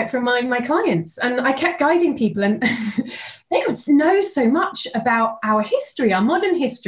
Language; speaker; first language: English; native; English